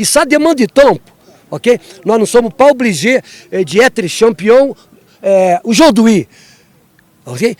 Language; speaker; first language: French; non-native, learner; Portuguese